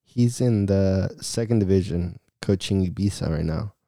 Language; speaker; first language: English; early bilingual, other home language; Spanish